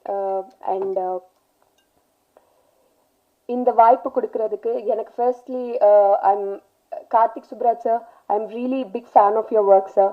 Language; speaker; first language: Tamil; non-native, learner; Telugu